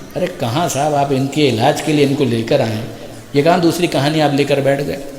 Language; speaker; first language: Urdu; native; Urdu